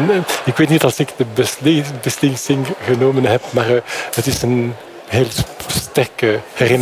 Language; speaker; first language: Dutch; non-native, fluent; French